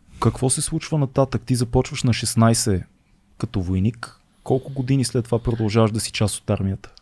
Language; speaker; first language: Bulgarian; native; Bulgarian